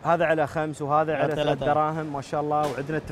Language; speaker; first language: Arabic; native; Arabic